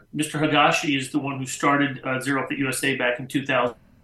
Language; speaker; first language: English; native; English